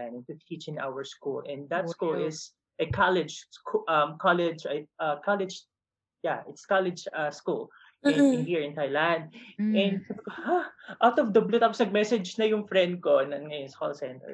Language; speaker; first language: English; non-native, local second language; Filipino